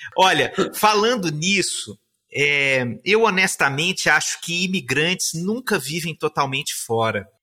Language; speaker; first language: Portuguese; native; Portuguese